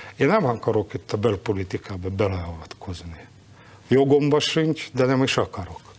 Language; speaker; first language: Hungarian; non-native, fluent; Russian